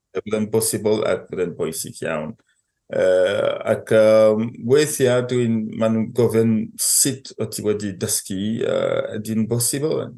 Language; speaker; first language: Welsh; non-native, fluent; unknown